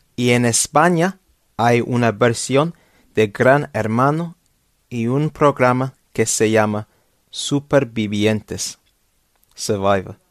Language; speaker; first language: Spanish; non-native, fluent; English